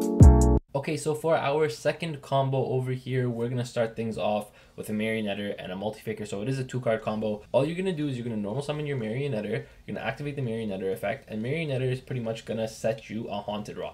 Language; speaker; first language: English; native; English